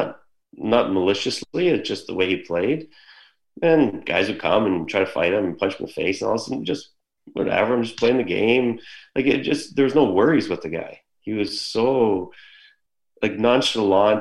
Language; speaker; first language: English; native; English